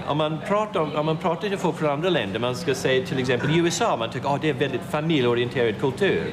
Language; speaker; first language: Swedish; non-native, fluent; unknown